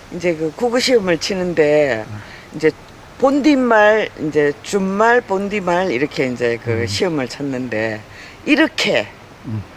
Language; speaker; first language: Korean; native; Korean